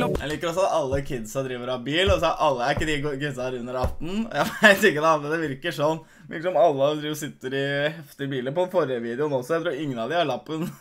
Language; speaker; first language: Norwegian; early bilingual, other home language; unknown